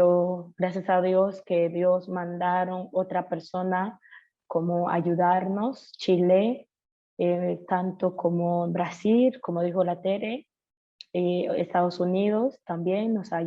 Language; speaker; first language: Spanish; non-native, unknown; Haitian Creole